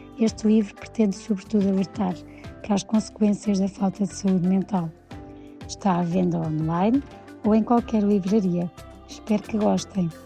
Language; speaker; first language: Portuguese; native; Portuguese